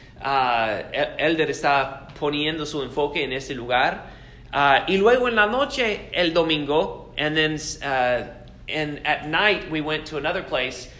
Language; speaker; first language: Spanish; non-native, fluent; English